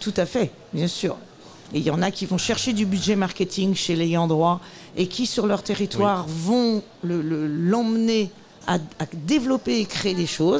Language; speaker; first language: French; native; French